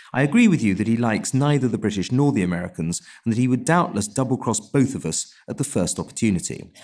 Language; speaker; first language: English; native; English